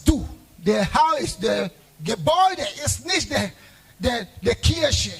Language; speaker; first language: German; non-native, learner; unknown